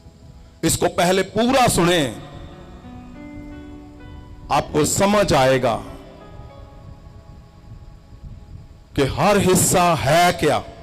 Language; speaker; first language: Hindi; non-native, local second language; Punjabi